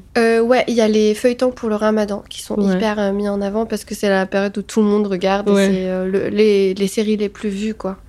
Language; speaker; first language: French; non-native, local second language; Arabic